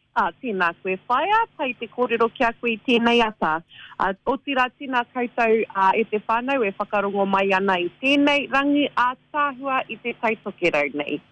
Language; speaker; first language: Māori; non-native, local second language; English